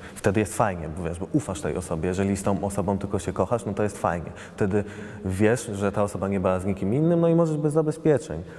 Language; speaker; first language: Polish; non-native, fluent; Italian